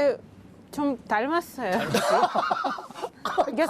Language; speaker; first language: Korean; non-native, fluent; Russian